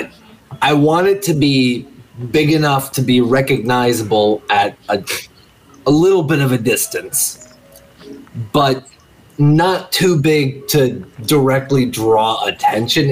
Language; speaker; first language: English; native; English